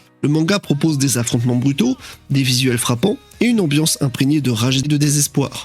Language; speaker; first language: French; native; French